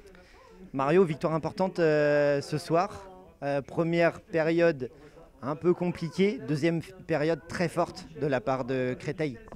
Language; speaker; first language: French; native; French